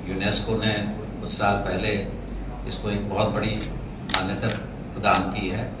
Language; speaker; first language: Hindi; non-native, local second language; Bangla